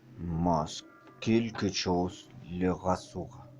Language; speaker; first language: French; non-native, learner; Spanish